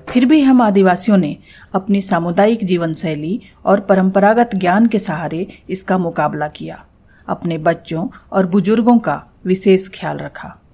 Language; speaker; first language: Hindi; non-native, local second language; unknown